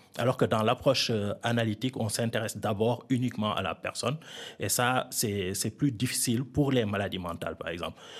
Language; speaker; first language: French; non-native, local second language; Fula